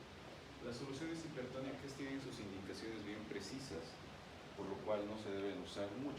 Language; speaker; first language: Spanish; native; Spanish